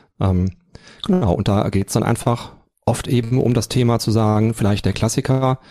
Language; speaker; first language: German; native; German